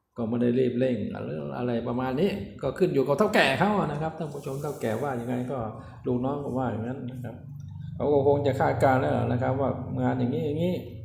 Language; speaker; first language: Thai; non-native, local second language; Northeastern Thai